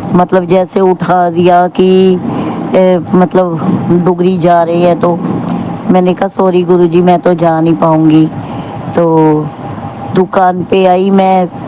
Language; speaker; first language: Hindi; non-native, local second language; Punjabi